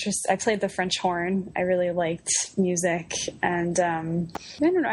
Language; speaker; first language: English; native; English